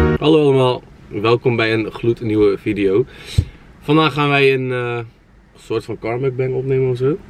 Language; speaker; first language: Dutch; early bilingual, other home language; Kurdish